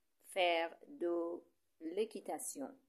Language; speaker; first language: French; non-native, fluent; Persian